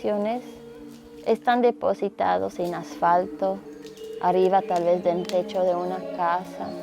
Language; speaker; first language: Spanish; non-native, fluent; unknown